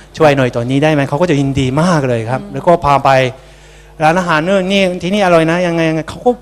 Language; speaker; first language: Thai; non-native, fluent; Japanese